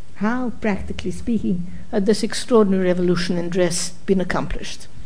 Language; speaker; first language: English; non-native, fluent; Arabic